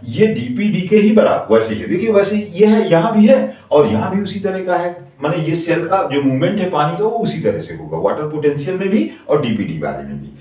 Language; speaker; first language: Hindi; native; Hindi